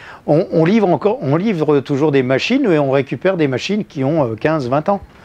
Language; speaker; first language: French; native; French